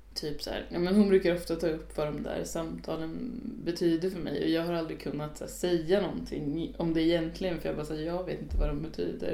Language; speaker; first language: Swedish; native; Swedish